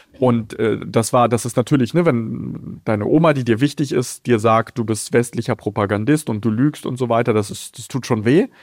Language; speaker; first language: German; early bilingual, other home language; Russian